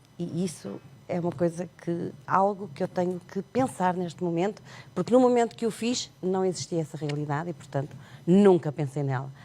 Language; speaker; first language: Portuguese; non-native, local second language; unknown